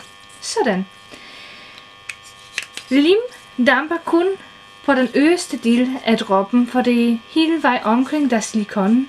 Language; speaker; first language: Danish; non-native, fluent; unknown